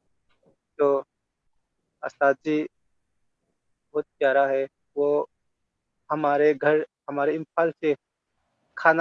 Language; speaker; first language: Hindi; non-native, local second language; Manipuri